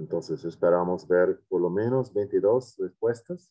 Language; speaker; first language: Spanish; non-native, fluent; English